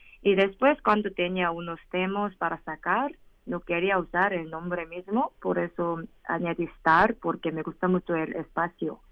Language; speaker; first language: Spanish; non-native, learner; Korean